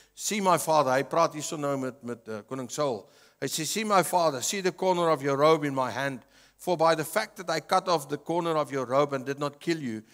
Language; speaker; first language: English; non-native, local second language; Afrikaans